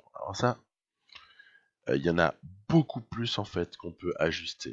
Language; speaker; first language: French; native; French